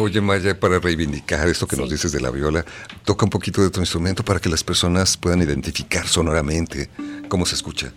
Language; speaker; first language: Spanish; native; Spanish